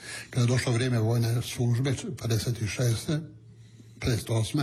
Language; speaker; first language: Serbian; non-native, local second language; Italian